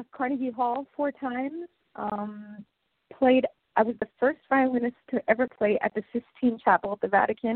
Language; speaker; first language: English; native; English